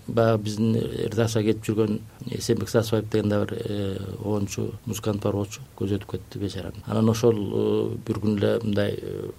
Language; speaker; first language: Kyrgyz; native; Kyrgyz